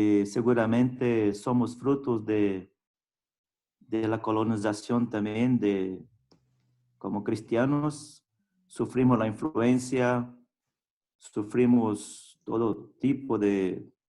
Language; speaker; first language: Spanish; non-native, fluent; Portuguese